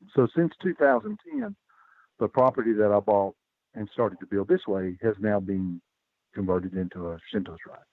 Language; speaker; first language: English; native; English